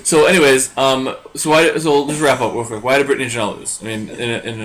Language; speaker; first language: English; native; English